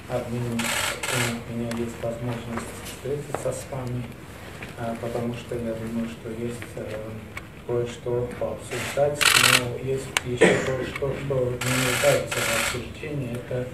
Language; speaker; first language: Russian; non-native, fluent; Armenian